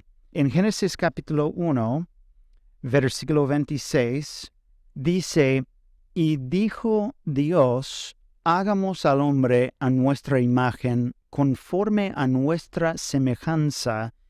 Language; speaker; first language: Spanish; non-native, fluent; English